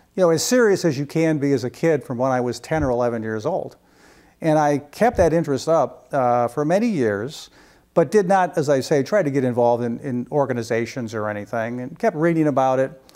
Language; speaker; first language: English; native; English